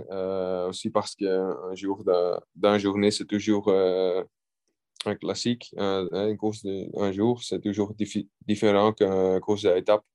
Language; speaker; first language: French; non-native, local second language; Dutch